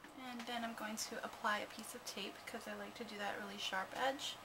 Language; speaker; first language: English; native; English